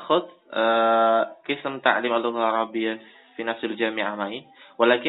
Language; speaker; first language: Arabic; non-native, fluent; Indonesian